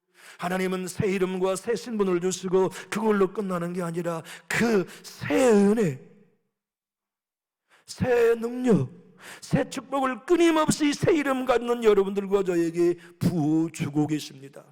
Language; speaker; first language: Korean; native; Korean